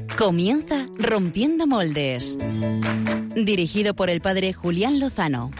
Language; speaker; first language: Spanish; native; Spanish